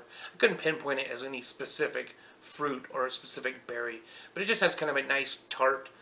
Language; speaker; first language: English; native; English